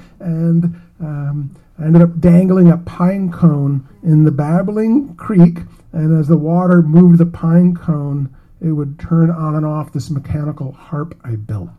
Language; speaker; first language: English; native; English